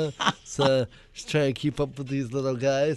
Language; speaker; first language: English; native; English